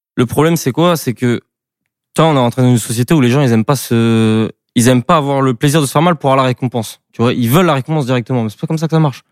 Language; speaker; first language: French; native; French